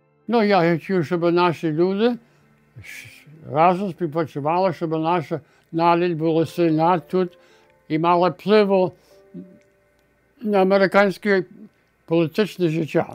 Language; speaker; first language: Ukrainian; early bilingual, heritage; Ukrainian